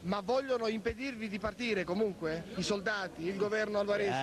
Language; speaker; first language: Italian; native; Italian